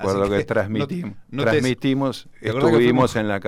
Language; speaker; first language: Spanish; native; Spanish